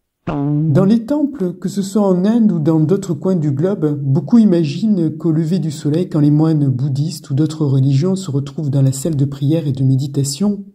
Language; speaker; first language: French; native; French